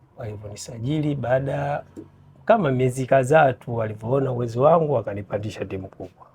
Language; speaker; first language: Swahili; native; Swahili